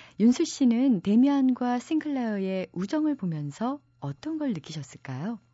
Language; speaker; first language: Korean; native; Korean